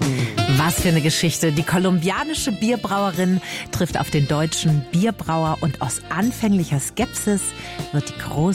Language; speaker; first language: German; native; German